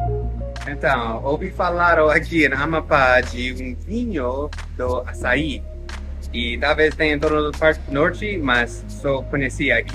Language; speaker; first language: Portuguese; non-native, fluent; English